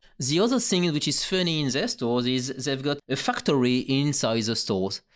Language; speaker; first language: English; non-native, fluent; French